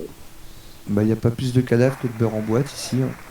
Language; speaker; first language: French; native; French